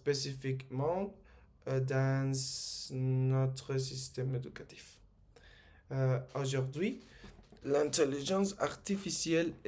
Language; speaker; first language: French; non-native, learner; Spanish